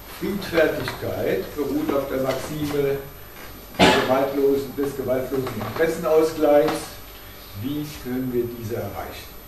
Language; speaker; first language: German; native; German